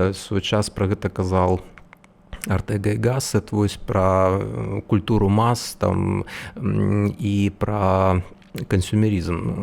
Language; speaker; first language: Belarusian; non-native, local second language; Russian